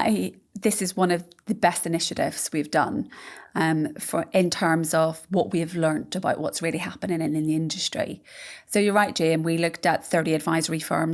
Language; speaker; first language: English; native; English